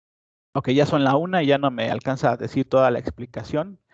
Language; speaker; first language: Spanish; native; Spanish